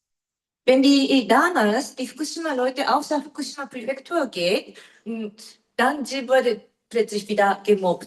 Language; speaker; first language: German; non-native, learner; Japanese